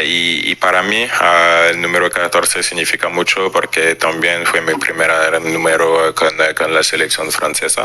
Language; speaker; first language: Spanish; non-native, fluent; French